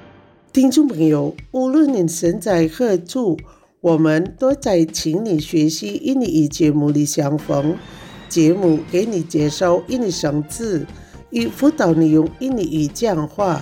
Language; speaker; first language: Chinese; non-native, fluent; Indonesian